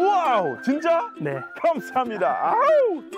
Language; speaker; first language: Korean; non-native, fluent; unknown